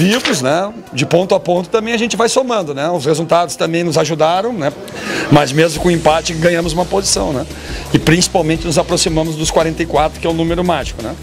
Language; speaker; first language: Portuguese; native; Portuguese